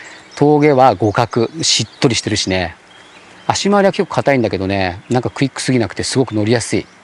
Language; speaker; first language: Japanese; native; Japanese